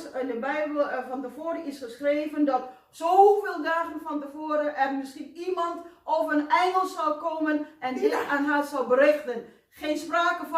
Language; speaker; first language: Dutch; non-native, fluent; Indonesian